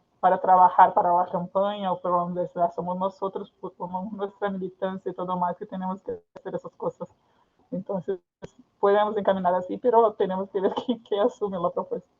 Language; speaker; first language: Spanish; non-native, fluent; Portuguese